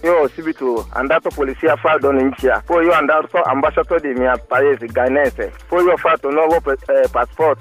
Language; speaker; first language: Italian; non-native, learner; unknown